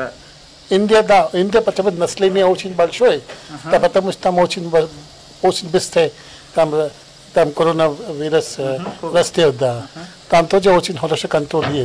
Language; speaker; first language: Russian; non-native, learner; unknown